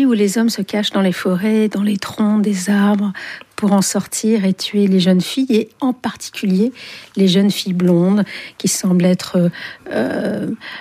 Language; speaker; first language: French; native; French